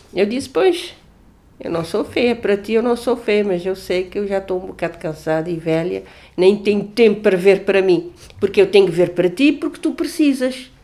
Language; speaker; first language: Portuguese; non-native, local second language; Kabuverdianu